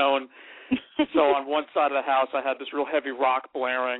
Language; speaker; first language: English; native; English